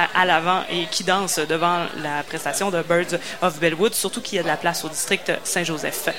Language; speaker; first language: French; native; French